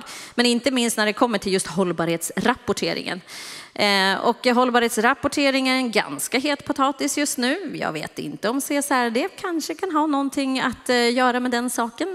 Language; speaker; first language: Swedish; native; Swedish